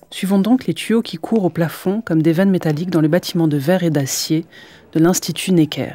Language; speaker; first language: French; native; French